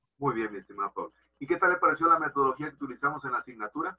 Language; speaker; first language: Spanish; native; Spanish